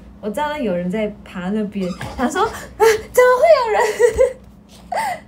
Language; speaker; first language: Chinese; non-native, fluent; Japanese